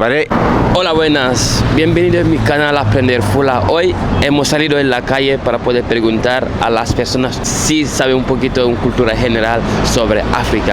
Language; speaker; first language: Spanish; non-native, fluent; Fula